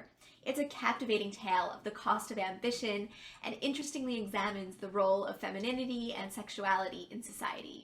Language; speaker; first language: English; native; English